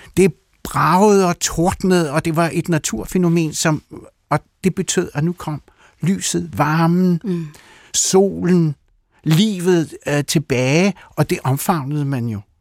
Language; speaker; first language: Danish; early bilingual, other home language; Russian